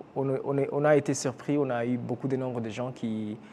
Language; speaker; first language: French; non-native, local second language; Kinyarwanda